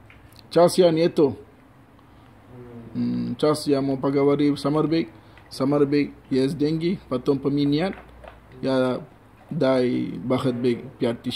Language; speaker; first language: Russian; non-native, learner; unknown